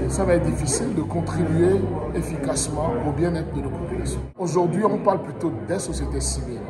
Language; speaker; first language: French; non-native, local second language; Wolof